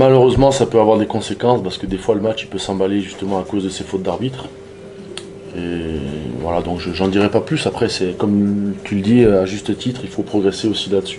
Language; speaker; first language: French; native; French